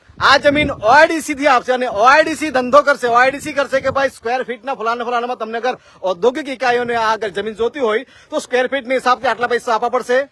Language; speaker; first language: Gujarati; non-native, local second language; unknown